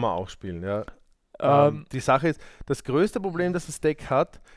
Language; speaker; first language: German; native; German